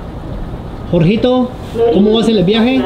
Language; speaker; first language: Spanish; native; Spanish